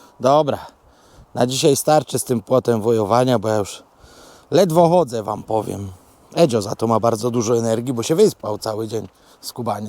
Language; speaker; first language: Polish; native; Polish